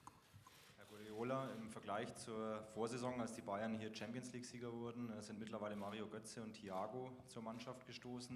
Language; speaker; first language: German; native; German